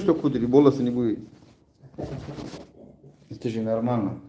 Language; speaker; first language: Russian; non-native, learner; Tajik